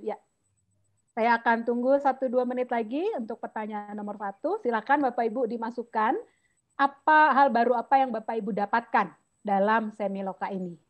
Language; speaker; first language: Indonesian; native; Indonesian